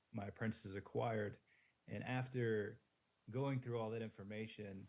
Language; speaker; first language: English; native; English